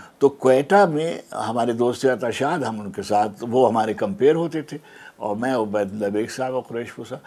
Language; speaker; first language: Urdu; native; Urdu